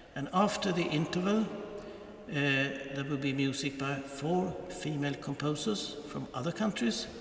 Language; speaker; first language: English; non-native, fluent; Swedish